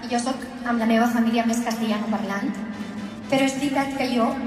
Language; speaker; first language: Catalan; non-native, local second language; Spanish